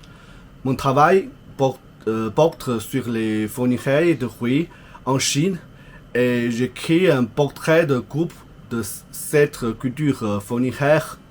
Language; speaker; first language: French; non-native, fluent; Chinese